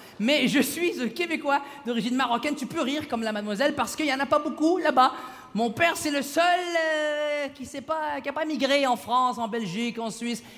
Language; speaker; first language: French; early bilingual, other home language; Arabic